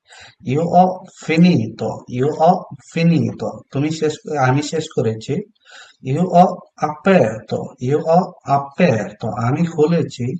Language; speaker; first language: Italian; non-native, fluent; Bangla